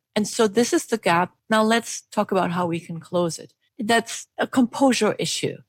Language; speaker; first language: English; non-native, fluent; German